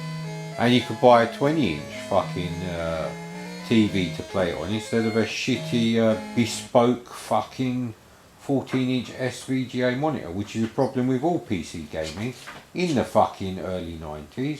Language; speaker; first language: English; native; English